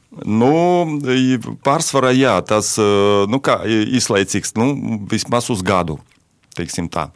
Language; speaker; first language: Latvian; non-native, local second language; Russian